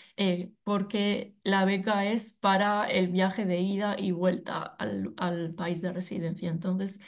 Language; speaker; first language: Spanish; native; Spanish